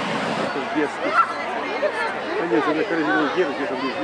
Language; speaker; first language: Russian; native; Russian